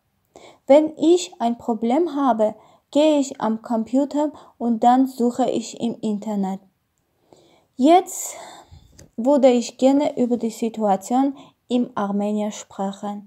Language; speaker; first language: German; non-native, learner; Armenian